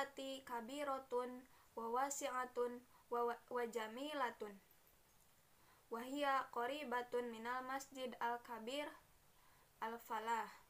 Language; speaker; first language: Arabic; non-native, learner; Indonesian